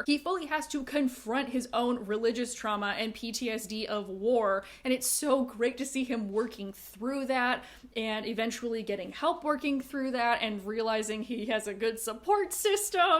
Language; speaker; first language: English; native; English